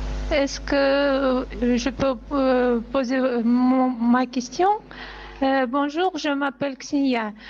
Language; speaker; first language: French; non-native, fluent; Russian